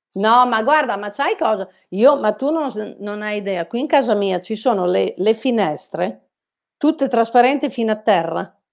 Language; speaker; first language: Italian; native; Italian